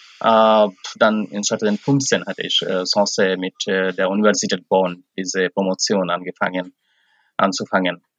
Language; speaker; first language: German; non-native, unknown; Bangla